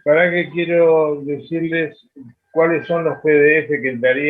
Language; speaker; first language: Spanish; native; Spanish